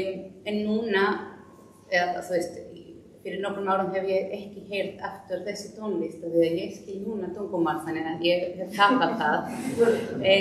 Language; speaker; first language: Icelandic; non-native, fluent; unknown